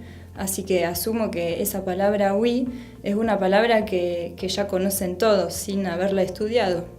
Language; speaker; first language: Spanish; non-native, fluent; French